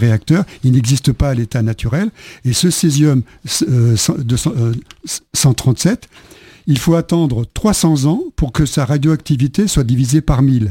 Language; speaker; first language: French; native; French